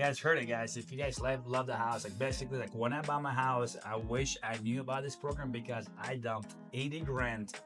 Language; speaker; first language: English; non-native, fluent; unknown